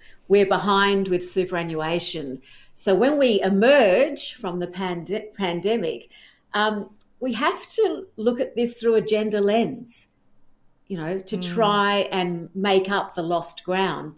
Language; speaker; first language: English; native; English